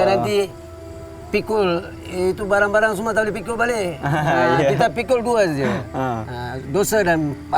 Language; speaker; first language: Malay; non-native, local second language; Tamil